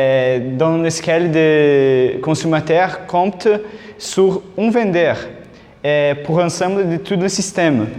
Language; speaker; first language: French; non-native, learner; Portuguese